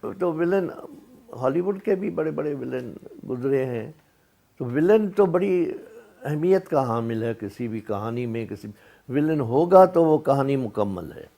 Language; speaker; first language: Urdu; non-native, local second language; Sindhi